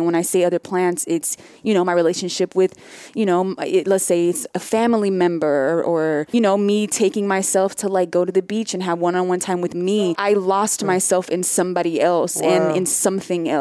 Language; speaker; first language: English; native; English